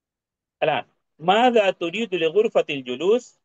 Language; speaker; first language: Arabic; non-native, fluent; Urdu